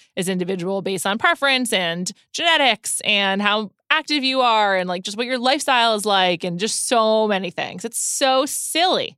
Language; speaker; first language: English; native; English